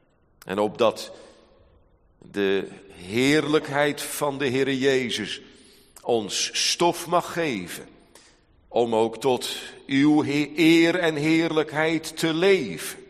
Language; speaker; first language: Dutch; native; Dutch